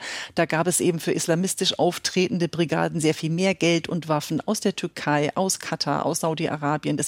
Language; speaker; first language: German; native; German